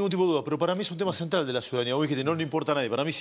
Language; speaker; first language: Spanish; native; Spanish